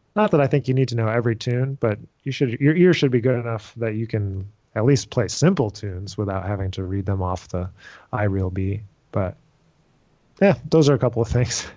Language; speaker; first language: English; native; English